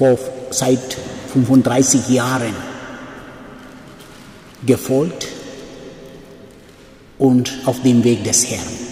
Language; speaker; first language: German; non-native, fluent; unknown